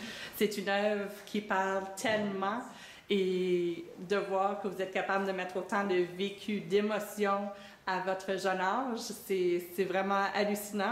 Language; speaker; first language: French; native; French